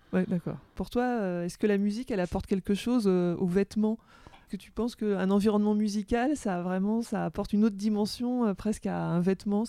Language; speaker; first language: French; native; French